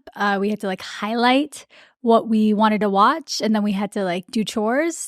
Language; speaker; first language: English; early bilingual, other home language; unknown